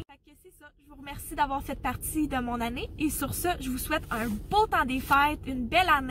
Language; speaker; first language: French; native; French